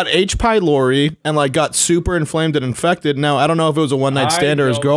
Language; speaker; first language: English; native; English